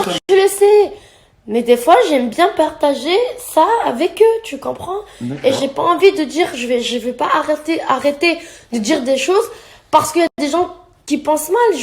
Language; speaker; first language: French; native; French